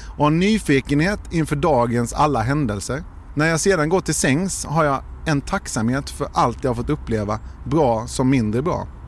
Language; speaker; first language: Swedish; native; Swedish